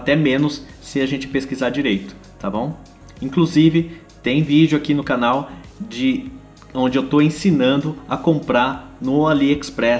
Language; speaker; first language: Portuguese; native; Portuguese